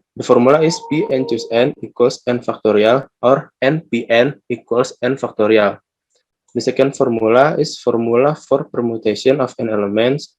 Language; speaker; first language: English; non-native, learner; Indonesian